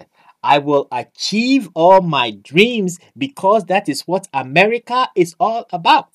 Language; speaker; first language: English; non-native, local second language; Ewe